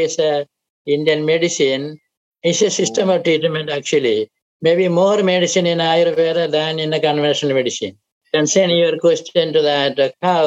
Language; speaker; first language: English; non-native, local second language; Malayalam